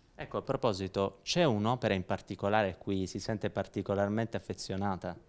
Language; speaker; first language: Italian; native; Italian